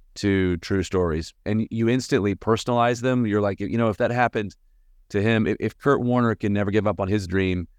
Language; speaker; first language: English; native; English